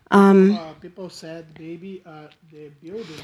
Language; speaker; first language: English; non-native, learner; Portuguese